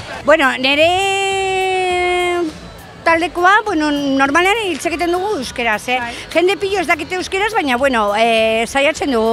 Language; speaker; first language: Basque; non-native, local second language; Spanish